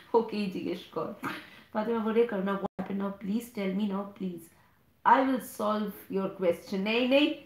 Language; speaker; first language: Hindi; non-native, local second language; Bangla